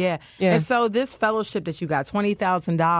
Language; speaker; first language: English; native; English